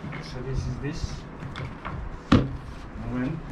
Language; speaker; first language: Russian; non-native, learner; Arabic